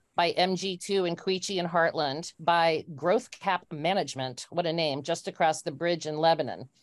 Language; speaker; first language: English; native; English